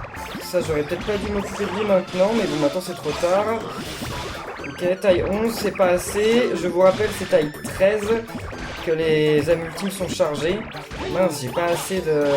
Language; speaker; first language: French; native; French